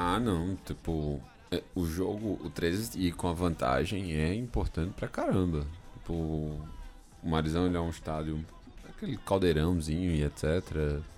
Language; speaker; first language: Portuguese; native; Portuguese